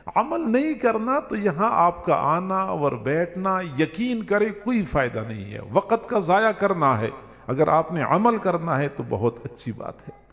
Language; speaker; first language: Urdu; non-native, local second language; Punjabi